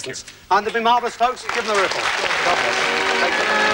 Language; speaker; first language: English; native; English